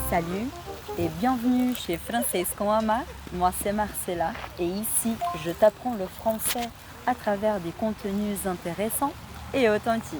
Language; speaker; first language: French; non-native, fluent; Portuguese